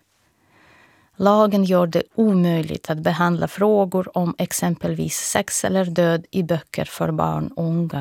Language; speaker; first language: Swedish; non-native, fluent; Russian